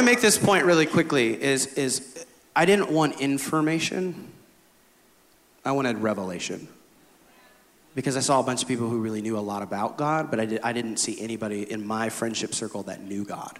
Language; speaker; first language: English; native; English